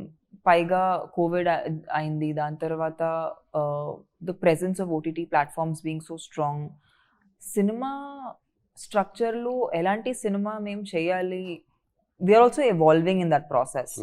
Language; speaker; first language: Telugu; non-native, fluent; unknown